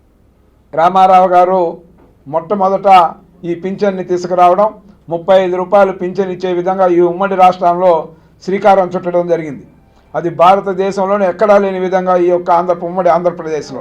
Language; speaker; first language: Telugu; native; Telugu